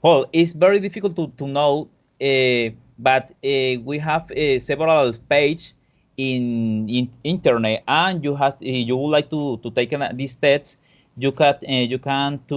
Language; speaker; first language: English; non-native, fluent; Spanish